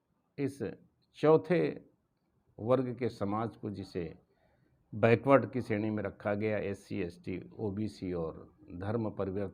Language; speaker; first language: Hindi; native; Hindi